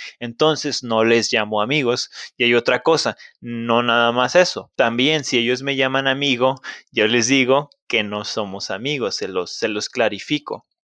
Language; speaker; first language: Spanish; native; Spanish